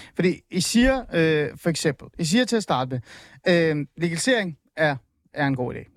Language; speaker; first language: Danish; native; Danish